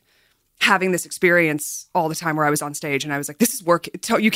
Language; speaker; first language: English; native; English